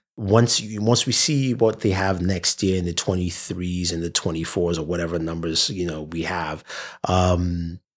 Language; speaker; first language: English; non-native, local second language; Yoruba